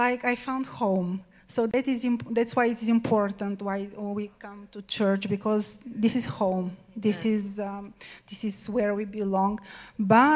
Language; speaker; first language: English; non-native, fluent; Bulgarian